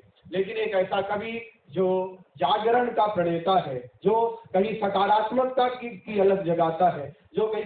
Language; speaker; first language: Hindi; native; Hindi